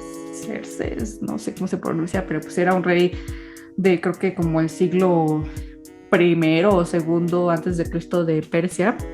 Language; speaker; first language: Spanish; native; Spanish